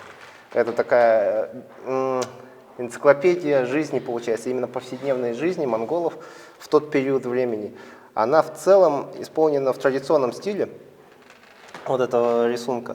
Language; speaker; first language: Russian; native; Russian